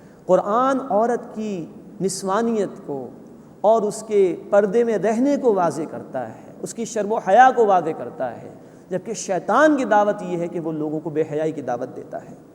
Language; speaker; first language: Urdu; native; Urdu